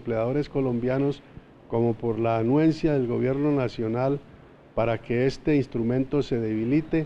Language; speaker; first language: Spanish; native; Spanish